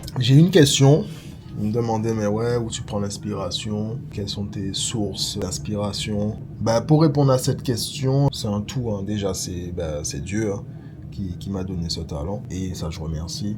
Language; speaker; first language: French; native; French